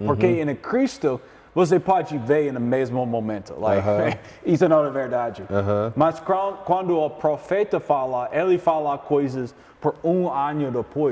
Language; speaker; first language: Portuguese; non-native, learner; English